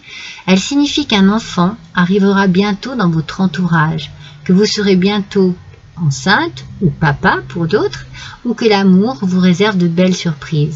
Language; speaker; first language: French; native; French